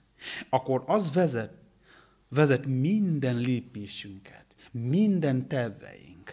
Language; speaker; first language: Hungarian; non-native, learner; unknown